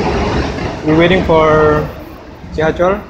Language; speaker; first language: English; non-native, fluent; Indonesian